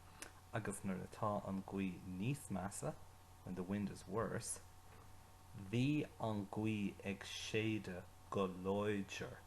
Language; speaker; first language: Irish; non-native, local second language; English